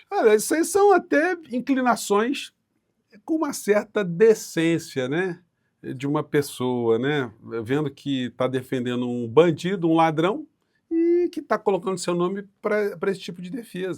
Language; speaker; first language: Portuguese; native; Portuguese